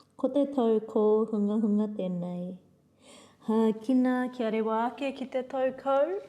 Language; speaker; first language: Māori; non-native, local second language; English